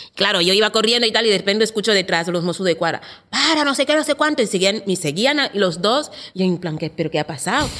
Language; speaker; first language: Spanish; non-native, local second language; Fang